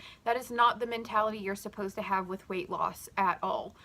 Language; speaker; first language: English; native; English